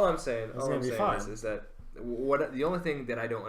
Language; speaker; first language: English; native; English